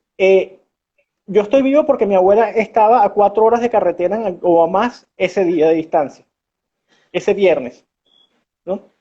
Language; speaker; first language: Spanish; native; Spanish